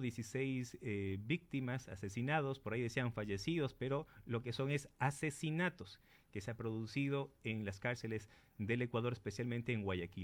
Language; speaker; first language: Spanish; native; Spanish